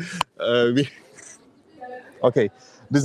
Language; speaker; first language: French; non-native, learner; English